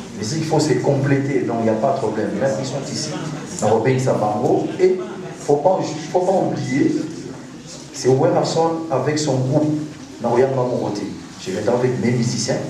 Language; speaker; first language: French; non-native, local second language; Lingala